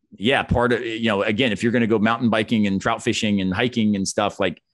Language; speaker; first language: English; native; English